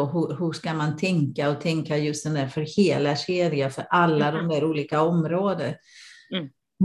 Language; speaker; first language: Swedish; non-native, fluent; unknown